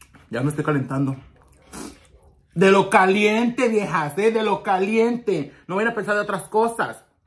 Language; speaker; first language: Spanish; early bilingual, heritage; Spanish